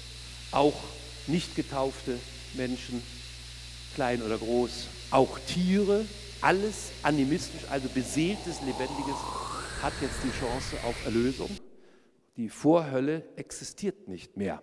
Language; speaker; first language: German; native; German